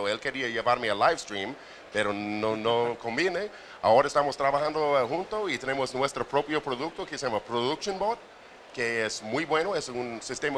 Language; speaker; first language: Spanish; non-native, fluent; English